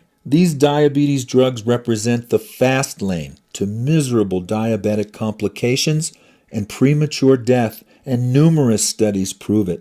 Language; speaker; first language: English; native; English